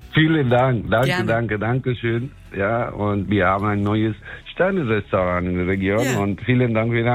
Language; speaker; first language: German; non-native, fluent; Spanish